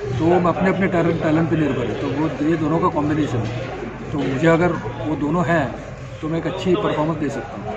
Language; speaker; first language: Hindi; non-native, local second language; Marathi